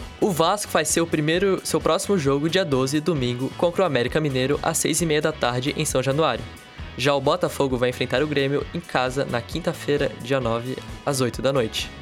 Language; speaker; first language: Portuguese; native; Portuguese